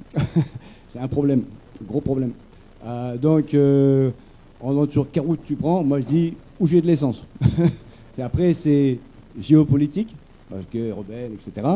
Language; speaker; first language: French; native; French